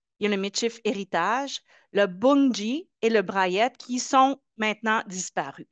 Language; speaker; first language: French; native; French